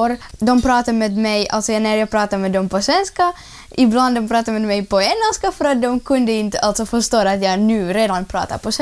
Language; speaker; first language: Swedish; early bilingual, other home language; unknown